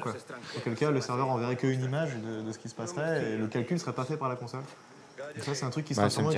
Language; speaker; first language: French; native; French